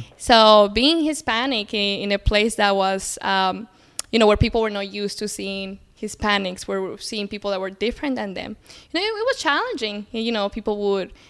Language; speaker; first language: English; native; English